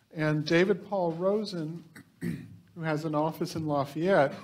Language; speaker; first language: English; native; English